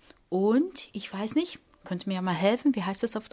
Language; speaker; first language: German; non-native, fluent; Portuguese